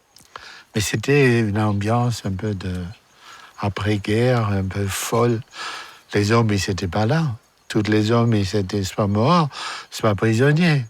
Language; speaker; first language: French; non-native, fluent; German